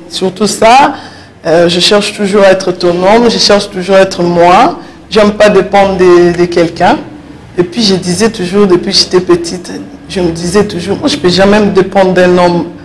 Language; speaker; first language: French; non-native, local second language; Lingala